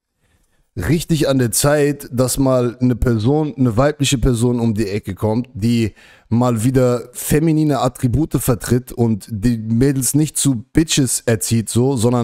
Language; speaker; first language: German; native; German